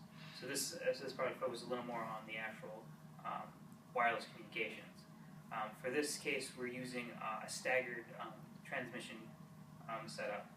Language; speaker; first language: English; native; English